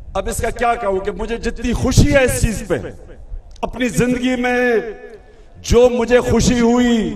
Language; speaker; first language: Urdu; native; Urdu